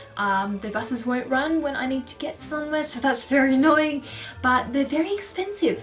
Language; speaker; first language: English; native; English